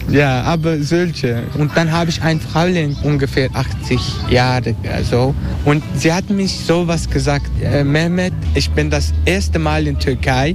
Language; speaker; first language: German; non-native, learner; Turkish